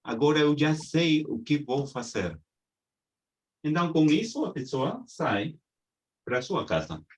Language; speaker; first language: Portuguese; non-native, fluent; Spanish